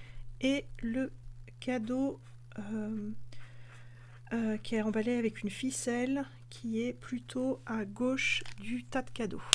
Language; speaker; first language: French; native; French